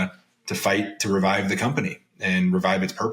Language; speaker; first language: English; native; English